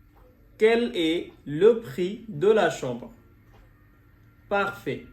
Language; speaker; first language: French; non-native, fluent; Bangla